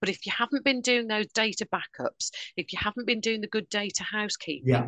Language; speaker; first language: English; native; English